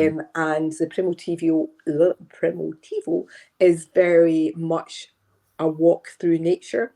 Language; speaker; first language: English; native; English